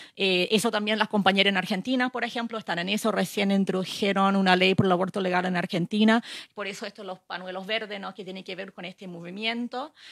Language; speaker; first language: Spanish; non-native, fluent; English